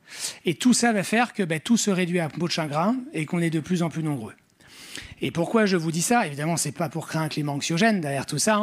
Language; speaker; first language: French; native; French